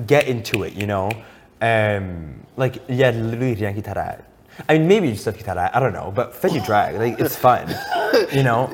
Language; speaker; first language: English; non-native, local second language; French